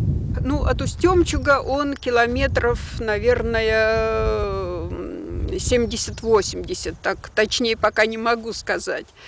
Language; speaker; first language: Russian; native; Russian